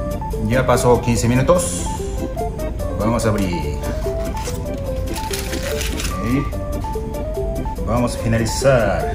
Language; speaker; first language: Spanish; non-native, learner; Japanese